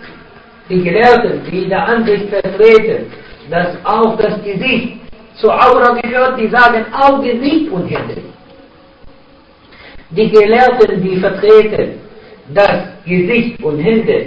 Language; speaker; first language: German; non-native, fluent; Arabic